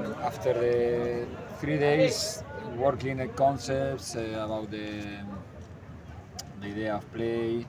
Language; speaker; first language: English; non-native, learner; Spanish